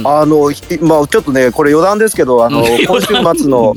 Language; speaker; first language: Japanese; native; Japanese